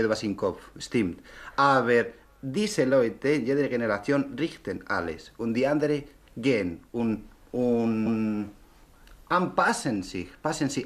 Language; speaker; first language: German; non-native, learner; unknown